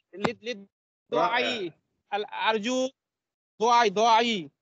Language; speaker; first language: Arabic; non-native, learner; Bangla